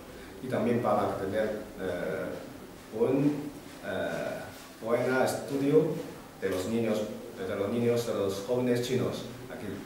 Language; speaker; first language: Spanish; non-native, fluent; Chinese